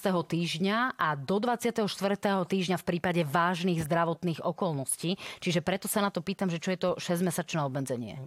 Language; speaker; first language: Slovak; native; Slovak